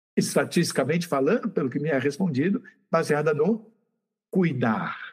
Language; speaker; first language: Portuguese; native; Portuguese